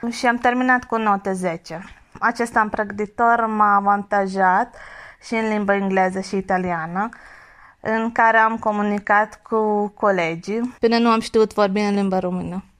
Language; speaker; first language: Romanian; non-native, fluent; Hungarian